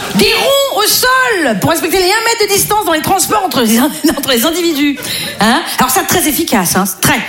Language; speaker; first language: French; native; French